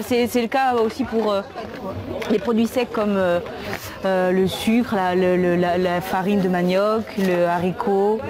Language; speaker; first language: French; native; French